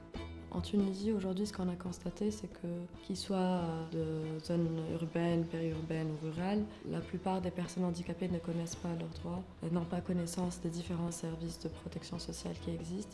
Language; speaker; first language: French; non-native, local second language; Arabic